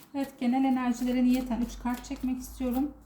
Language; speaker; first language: Turkish; native; Turkish